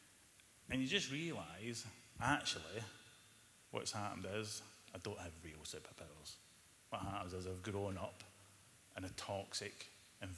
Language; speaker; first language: English; native; English